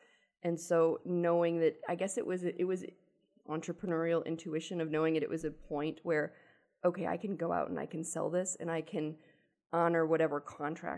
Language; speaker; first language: English; native; English